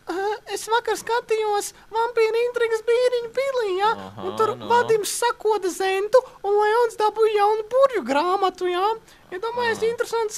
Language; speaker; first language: Latvian; native; Latvian